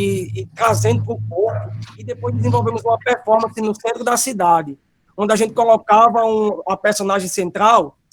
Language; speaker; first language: Portuguese; native; Portuguese